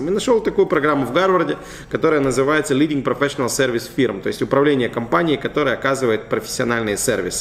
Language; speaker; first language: Russian; native; Russian